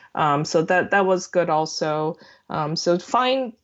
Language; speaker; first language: English; non-native, fluent; Korean